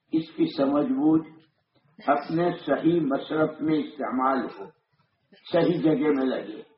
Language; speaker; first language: Urdu; non-native, local second language; Gujarati